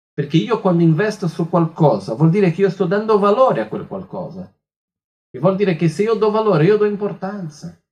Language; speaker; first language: Italian; non-native, fluent; Portuguese